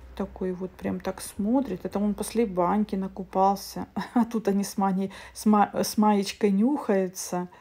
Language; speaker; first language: Russian; native; Russian